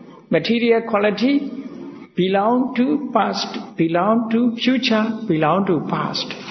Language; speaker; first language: English; non-native, fluent; Burmese